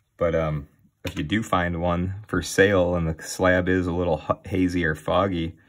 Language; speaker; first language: English; native; English